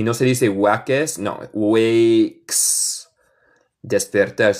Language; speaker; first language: Spanish; non-native, fluent; English